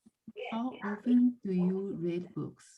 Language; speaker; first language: English; non-native, learner; Chinese